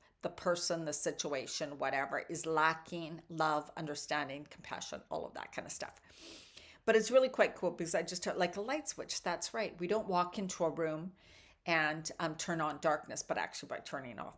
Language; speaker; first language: English; native; English